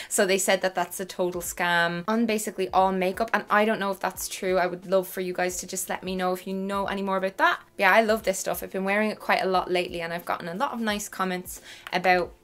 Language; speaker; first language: English; native; English